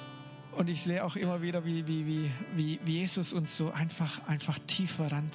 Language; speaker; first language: German; native; German